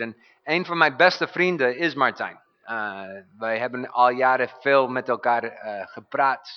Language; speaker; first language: Dutch; non-native, fluent; English